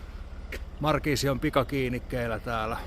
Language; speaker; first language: Finnish; native; Finnish